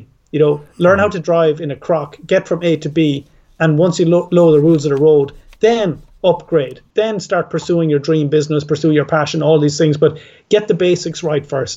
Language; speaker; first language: English; native; English